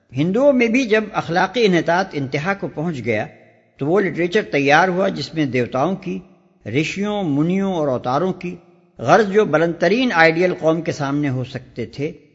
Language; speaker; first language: Urdu; native; Urdu